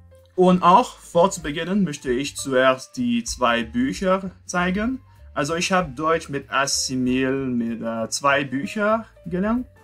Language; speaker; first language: German; non-native, fluent; French